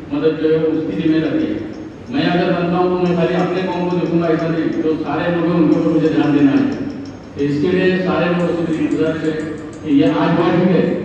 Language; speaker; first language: Hindi; native; Hindi